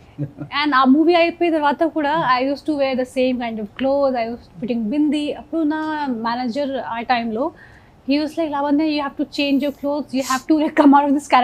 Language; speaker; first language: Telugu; non-native, local second language; Hindi